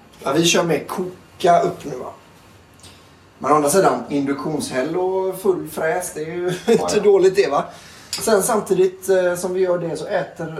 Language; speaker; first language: Swedish; native; Swedish